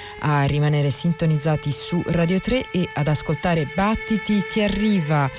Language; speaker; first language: Italian; native; Italian